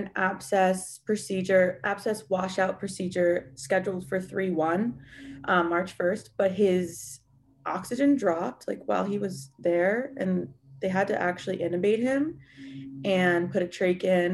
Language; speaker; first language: English; native; English